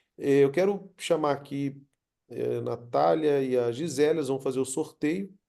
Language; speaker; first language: Portuguese; native; Portuguese